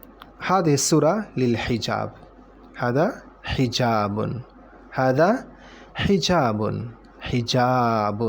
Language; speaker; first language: Arabic; non-native, fluent; Bangla